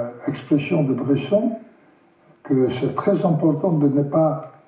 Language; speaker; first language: French; non-native, learner; Russian